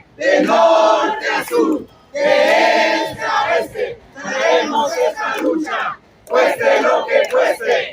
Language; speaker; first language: Spanish; early bilingual, heritage; Spanish